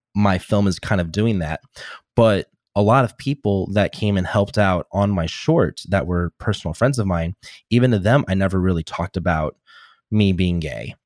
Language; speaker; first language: English; native; English